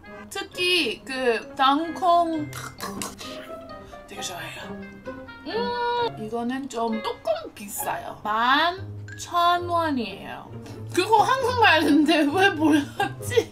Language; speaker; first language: Korean; non-native, learner; English